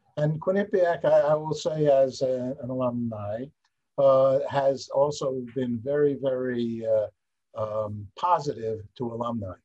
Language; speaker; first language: English; native; English